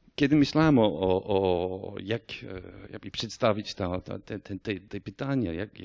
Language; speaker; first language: Polish; non-native, fluent; English